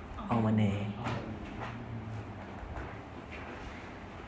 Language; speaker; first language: French; non-native, learner; Vietnamese